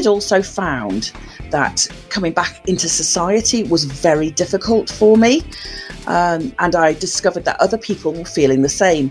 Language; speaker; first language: English; native; English